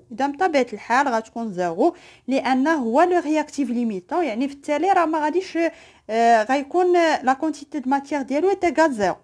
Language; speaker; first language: Arabic; native; Arabic